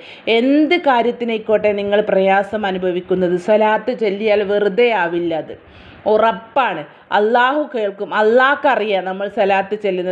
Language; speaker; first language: Malayalam; native; Malayalam